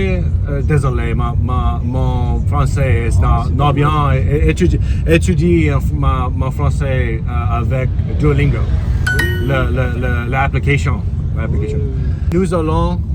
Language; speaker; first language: French; non-native, learner; English